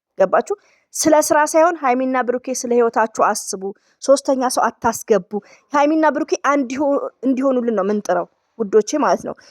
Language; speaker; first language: Amharic; native; Amharic